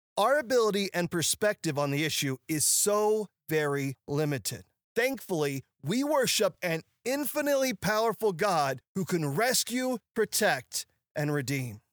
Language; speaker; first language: English; native; English